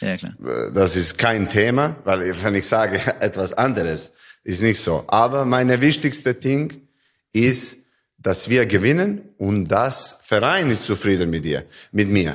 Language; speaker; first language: German; non-native, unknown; Serbian